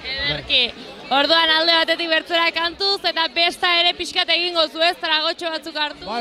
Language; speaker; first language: Basque; native; Basque